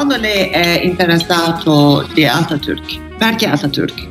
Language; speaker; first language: Italian; non-native, learner; Turkish